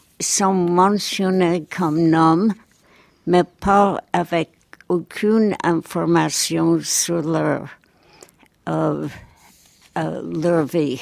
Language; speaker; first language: French; non-native, fluent; English